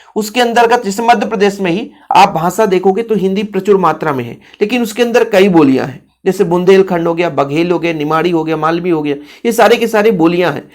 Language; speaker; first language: Hindi; native; Hindi